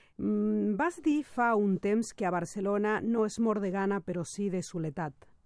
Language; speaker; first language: Catalan; non-native, fluent; Spanish